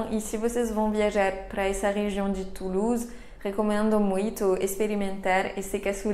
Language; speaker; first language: Portuguese; non-native, fluent; French